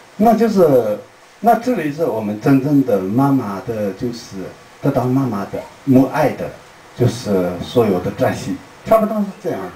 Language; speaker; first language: Chinese; non-native, local second language; Tibetan